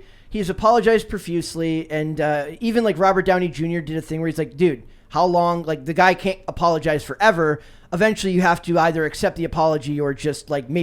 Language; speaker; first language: English; native; English